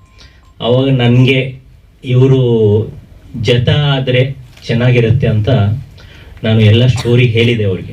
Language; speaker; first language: Kannada; non-native, fluent; Telugu